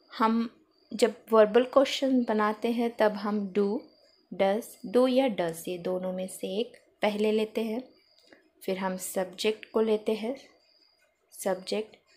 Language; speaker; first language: Hindi; non-native, local second language; Marathi